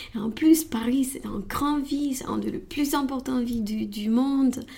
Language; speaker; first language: French; non-native, learner; Romanian